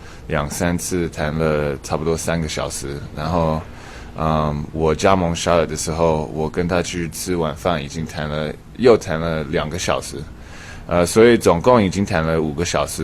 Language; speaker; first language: Chinese; early bilingual, heritage; English